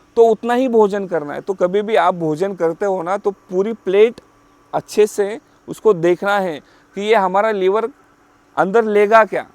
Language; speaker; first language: Hindi; non-native, local second language; Marathi